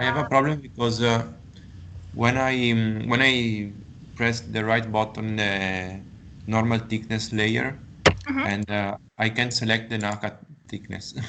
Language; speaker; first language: English; non-native, learner; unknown